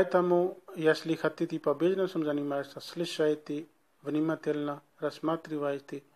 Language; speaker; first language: Russian; non-native, learner; Urdu